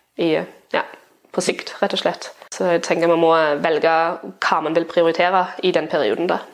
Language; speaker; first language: Norwegian; non-native, fluent; German